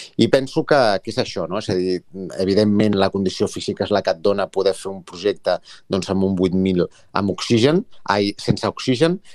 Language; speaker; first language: Catalan; native; Catalan